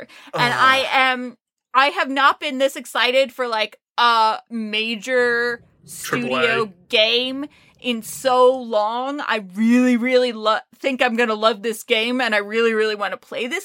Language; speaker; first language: English; native; English